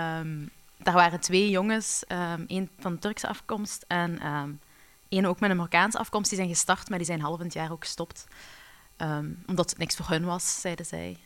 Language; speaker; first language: Dutch; early bilingual, other home language; Arabic